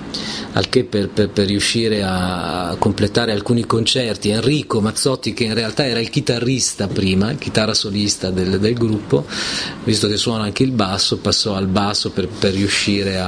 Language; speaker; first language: Italian; native; Italian